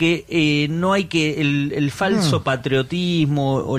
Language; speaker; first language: Spanish; native; Spanish